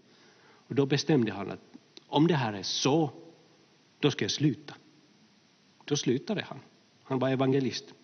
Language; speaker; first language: Swedish; non-native, fluent; Finnish